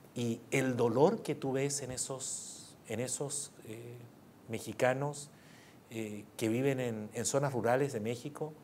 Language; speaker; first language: Spanish; native; Spanish